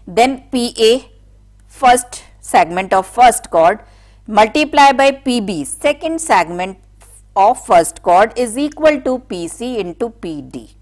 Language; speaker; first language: Hindi; native; Hindi